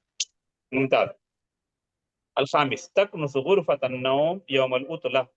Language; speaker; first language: Arabic; non-native, fluent; Urdu